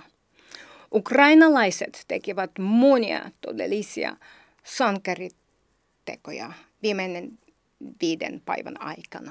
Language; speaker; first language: Finnish; non-native, learner; Ukrainian